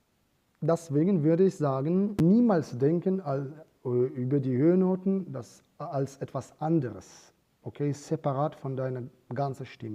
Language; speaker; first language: German; non-native, fluent; Russian